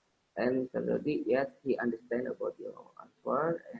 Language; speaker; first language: English; non-native, learner; Indonesian